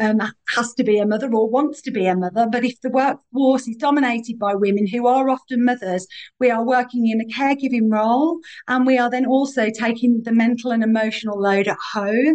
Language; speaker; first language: English; native; English